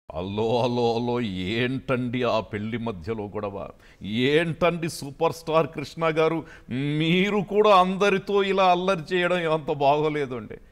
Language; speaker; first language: Telugu; native; Telugu